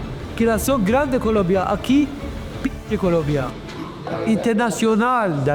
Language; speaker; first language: Spanish; non-native, learner; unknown